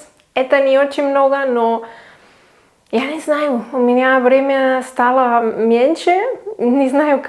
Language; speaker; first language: Russian; non-native, learner; Swiss German